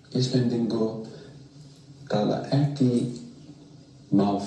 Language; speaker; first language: Icelandic; non-native, learner; English